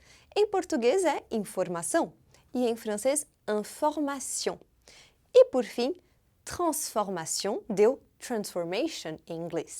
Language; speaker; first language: Portuguese; non-native, fluent; French